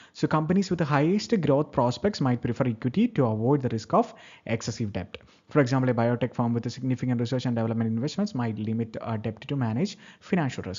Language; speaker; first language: English; non-native, local second language; Malayalam